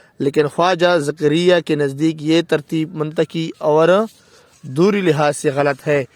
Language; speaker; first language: Urdu; non-native, local second language; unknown